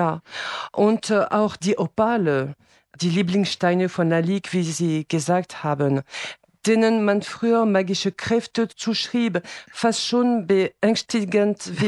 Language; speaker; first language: German; non-native, fluent; French